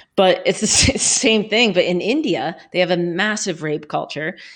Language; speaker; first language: English; native; English